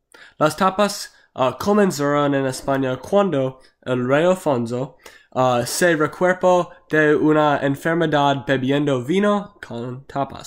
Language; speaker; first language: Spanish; non-native, learner; English